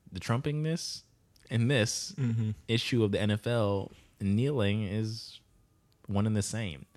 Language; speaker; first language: English; native; English